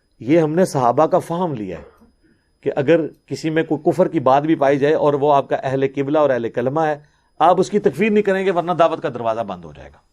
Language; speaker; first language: Urdu; non-native, local second language; Punjabi